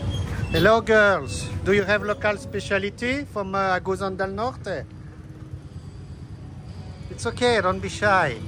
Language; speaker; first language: English; non-native, learner; Dutch